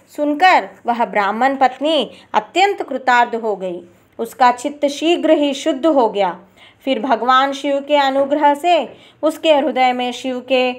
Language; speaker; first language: Hindi; non-native, local second language; Telugu